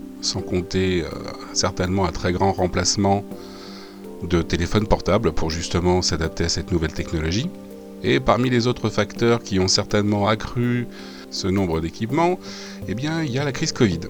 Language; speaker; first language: French; native; French